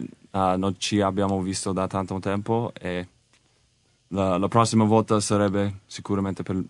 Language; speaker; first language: Italian; non-native, learner; English